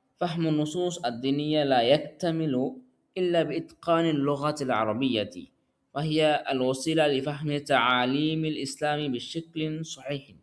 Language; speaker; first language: Arabic; non-native, fluent; Bangla